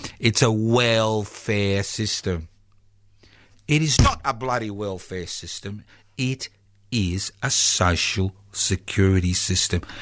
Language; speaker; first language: English; early bilingual, other home language; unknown